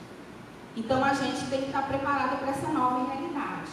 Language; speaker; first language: Portuguese; native; Portuguese